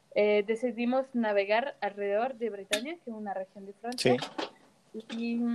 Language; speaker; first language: Spanish; non-native, fluent; French